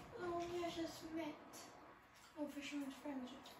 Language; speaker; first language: Russian; early bilingual, heritage; Russian